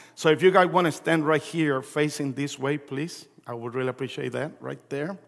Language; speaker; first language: English; early bilingual, other home language; Spanish